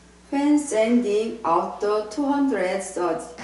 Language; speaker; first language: English; non-native, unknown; Korean